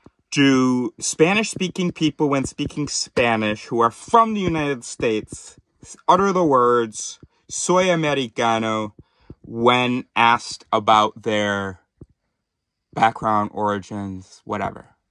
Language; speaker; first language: English; native; English